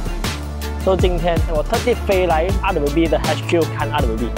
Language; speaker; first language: Chinese; native; Chinese